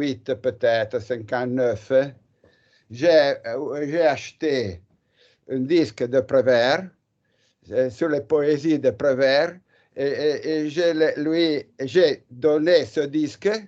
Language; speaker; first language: French; non-native, learner; Italian